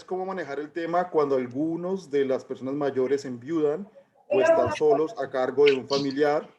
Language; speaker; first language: Spanish; native; Spanish